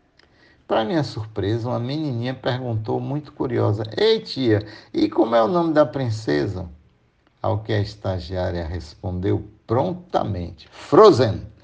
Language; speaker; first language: Portuguese; native; Portuguese